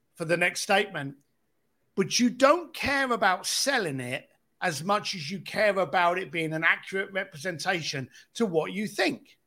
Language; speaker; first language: English; native; English